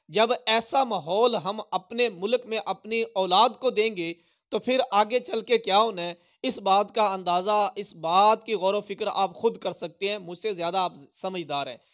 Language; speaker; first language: Urdu; non-native, local second language; Punjabi